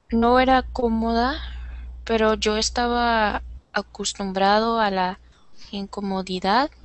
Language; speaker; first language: Spanish; non-native, learner; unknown